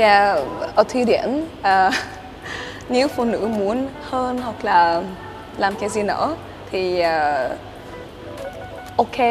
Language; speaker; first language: Vietnamese; early bilingual, heritage; Swedish